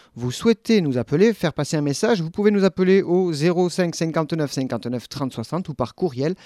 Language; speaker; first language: French; native; French